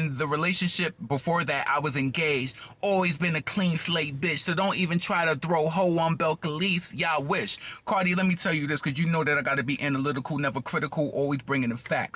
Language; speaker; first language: English; native; English